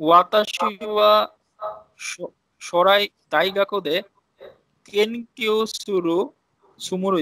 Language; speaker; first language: Japanese; non-native, learner; Bangla